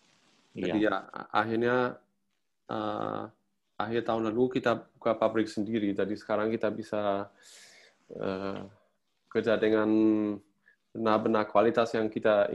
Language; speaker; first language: Indonesian; non-native, fluent; German